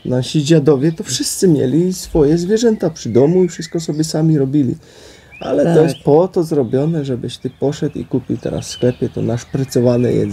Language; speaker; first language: Polish; native; Polish